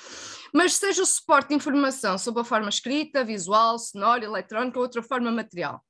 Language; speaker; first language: Portuguese; native; Portuguese